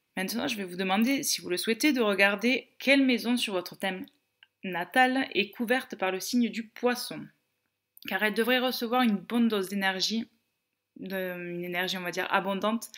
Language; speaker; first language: French; native; French